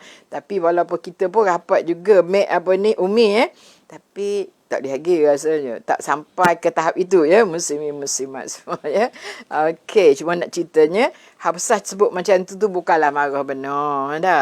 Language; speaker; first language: Malay; native; Malay